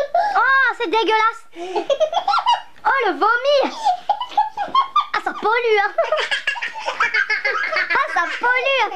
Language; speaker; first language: French; native; French